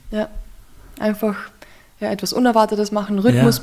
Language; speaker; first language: German; native; German